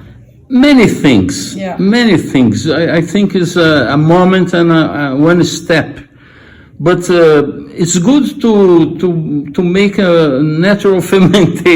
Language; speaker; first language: English; non-native, learner; Portuguese